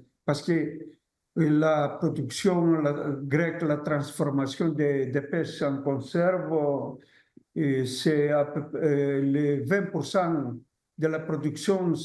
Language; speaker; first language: French; non-native, fluent; Greek